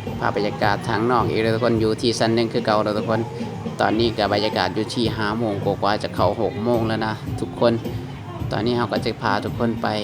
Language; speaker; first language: Thai; non-native, local second language; Lao